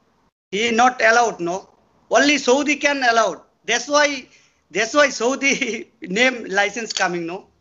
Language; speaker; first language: English; non-native, learner; Bangla